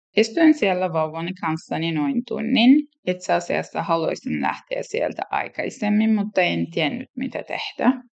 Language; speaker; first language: Finnish; non-native, learner; Turkish